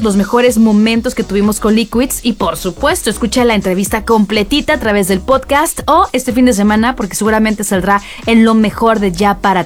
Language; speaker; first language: Spanish; native; Spanish